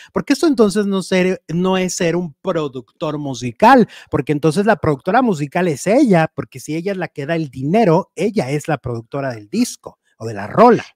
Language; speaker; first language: Spanish; native; Spanish